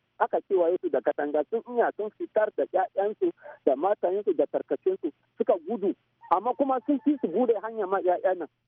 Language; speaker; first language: Hausa; non-native, local second language; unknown